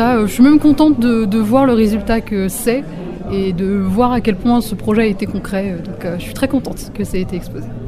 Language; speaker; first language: French; native; French